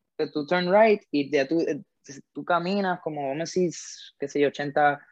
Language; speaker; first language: Spanish; native; Spanish